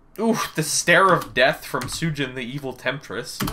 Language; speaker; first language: English; native; English